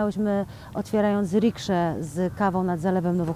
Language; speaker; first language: Polish; native; Polish